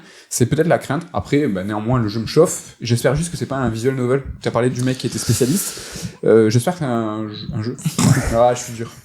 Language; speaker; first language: French; native; French